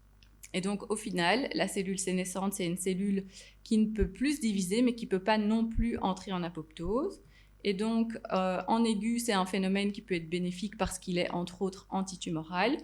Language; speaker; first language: French; native; French